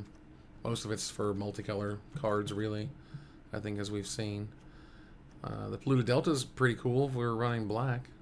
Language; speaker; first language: English; native; English